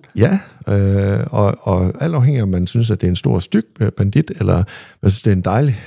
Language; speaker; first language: Danish; native; Danish